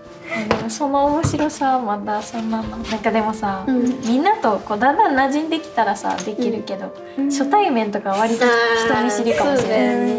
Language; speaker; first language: Japanese; native; Japanese